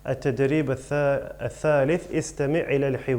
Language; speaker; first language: Arabic; non-native, fluent; English